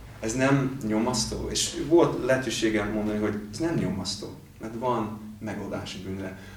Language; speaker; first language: Hungarian; non-native, fluent; English